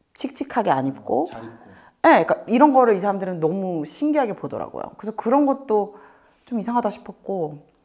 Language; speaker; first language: Korean; native; Korean